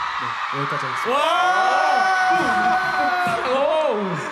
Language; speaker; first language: Korean; native; Korean